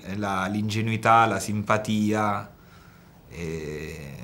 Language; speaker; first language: Italian; native; Italian